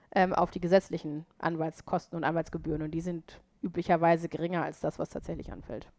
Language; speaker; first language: German; native; German